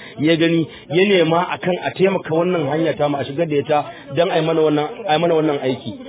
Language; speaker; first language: Hausa; native; Hausa